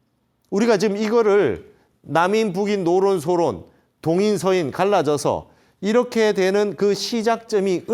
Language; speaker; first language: Korean; native; Korean